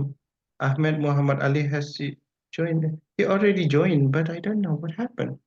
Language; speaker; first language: English; non-native, fluent; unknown